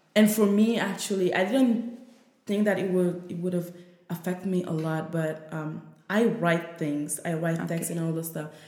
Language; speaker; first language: English; non-native, fluent; Italian